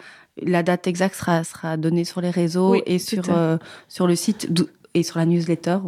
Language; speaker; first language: French; native; French